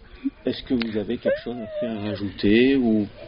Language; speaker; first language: French; native; French